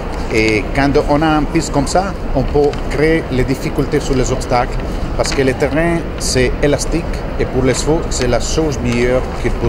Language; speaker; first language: French; non-native, fluent; Italian